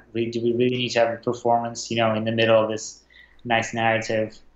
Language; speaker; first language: English; non-native, fluent; Russian